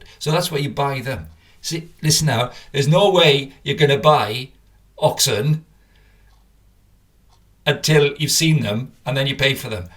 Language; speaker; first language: English; native; English